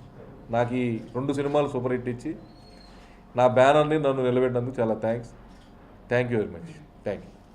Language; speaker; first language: Telugu; native; Telugu